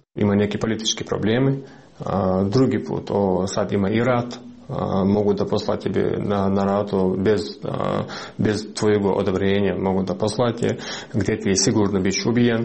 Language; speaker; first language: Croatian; non-native, learner; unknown